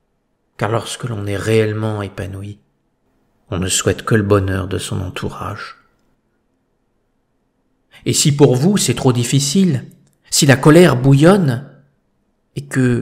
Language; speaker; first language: French; native; French